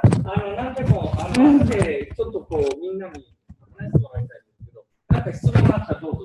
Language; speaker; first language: Japanese; native; Japanese